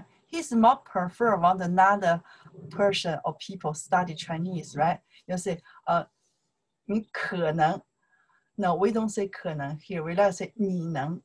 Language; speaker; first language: English; non-native, learner; Chinese